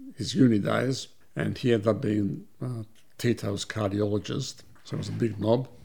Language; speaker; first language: English; early bilingual, other home language; Serbian